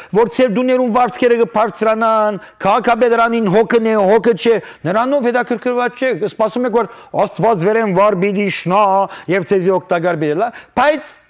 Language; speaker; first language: Armenian; early bilingual, heritage; Armenian